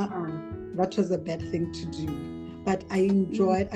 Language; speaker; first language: English; non-native, local second language; Tswana